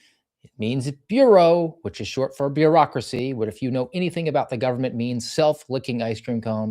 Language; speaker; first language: English; native; English